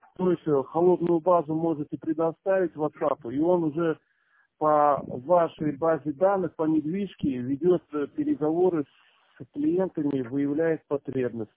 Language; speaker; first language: Russian; native; Russian